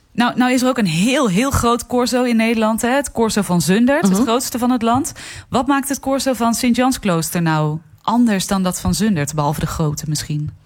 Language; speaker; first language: Dutch; native; Dutch